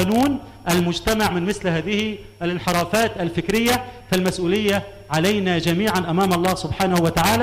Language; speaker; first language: Arabic; native; Arabic